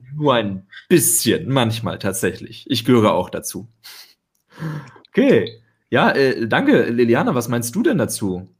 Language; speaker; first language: German; native; German